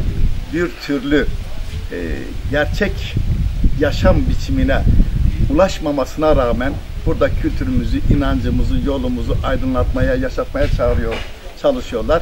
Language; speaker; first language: Turkish; native; Turkish